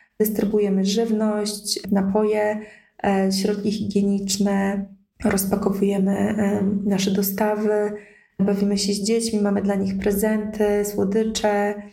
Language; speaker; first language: Polish; native; Polish